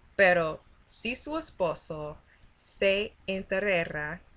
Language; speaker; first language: Spanish; non-native, learner; English